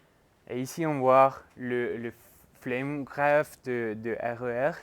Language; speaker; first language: French; non-native, fluent; Norwegian